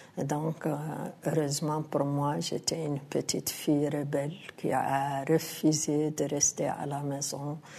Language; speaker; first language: French; non-native, local second language; Arabic